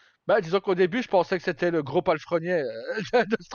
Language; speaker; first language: French; native; French